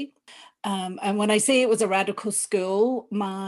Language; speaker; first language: English; native; English